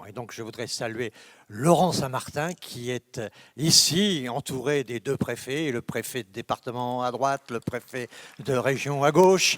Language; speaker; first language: French; native; French